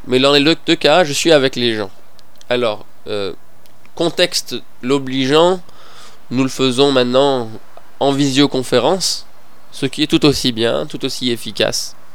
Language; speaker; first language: French; non-native, fluent; Persian